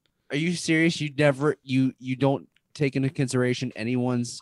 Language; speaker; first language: English; native; English